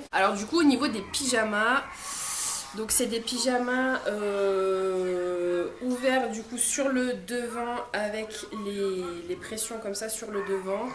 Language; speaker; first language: French; native; French